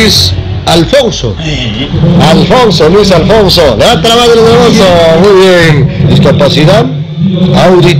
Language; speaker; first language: Spanish; native; Spanish